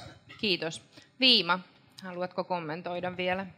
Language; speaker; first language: Finnish; native; Finnish